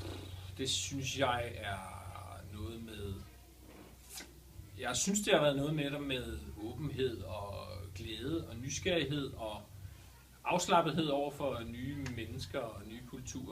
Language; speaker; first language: Danish; native; Danish